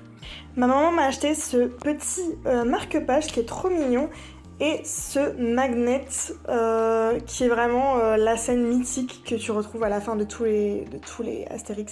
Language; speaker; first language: French; native; French